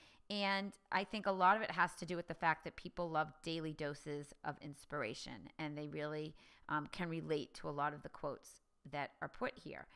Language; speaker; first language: English; native; English